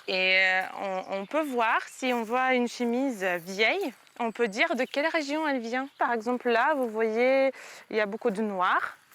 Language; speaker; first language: French; non-native, fluent; Ukrainian